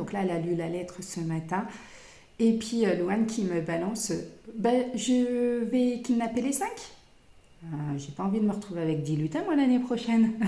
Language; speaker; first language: French; native; French